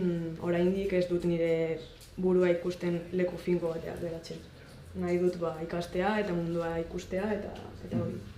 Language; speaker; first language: Basque; non-native, local second language; Spanish